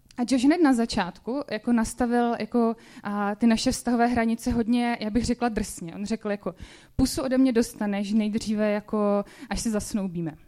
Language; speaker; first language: Czech; native; Czech